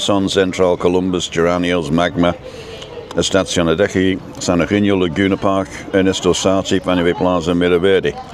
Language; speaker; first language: Spanish; non-native, learner; English